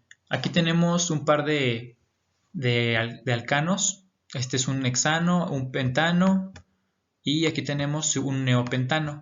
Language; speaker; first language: Spanish; native; Spanish